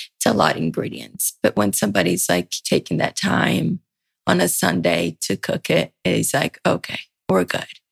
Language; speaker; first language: English; early bilingual, other home language; Portuguese